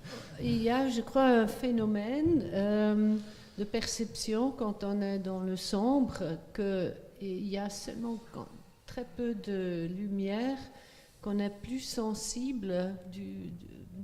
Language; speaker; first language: French; non-native, fluent; Swiss German